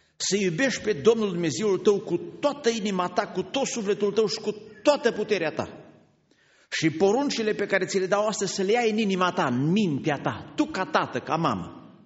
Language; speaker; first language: Romanian; native; Romanian